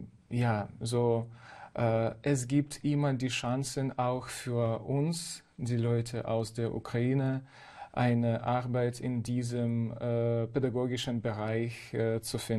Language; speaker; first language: German; non-native, fluent; Ukrainian